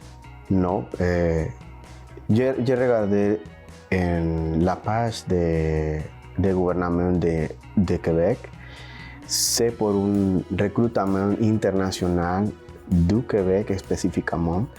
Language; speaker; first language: French; non-native, learner; Spanish